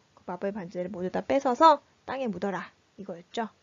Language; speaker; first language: Korean; native; Korean